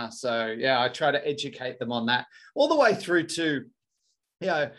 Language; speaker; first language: English; native; English